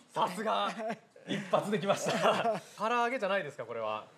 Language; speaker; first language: Japanese; native; Japanese